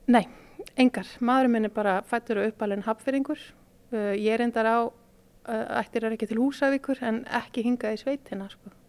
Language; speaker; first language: Icelandic; native; Icelandic